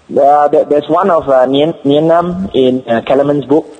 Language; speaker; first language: English; native; English